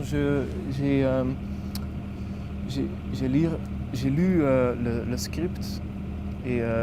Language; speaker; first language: French; non-native, fluent; English